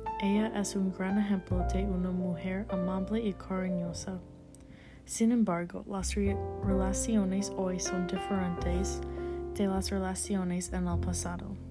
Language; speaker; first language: Spanish; non-native, learner; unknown